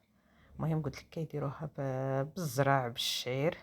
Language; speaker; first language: Arabic; native; Arabic